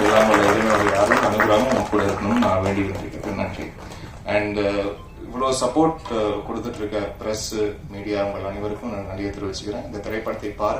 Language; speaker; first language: Tamil; native; Tamil